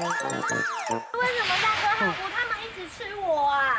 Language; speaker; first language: Chinese; native; Chinese